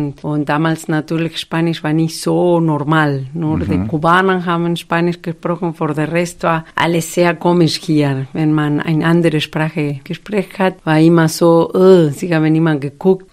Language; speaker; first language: German; non-native, fluent; Spanish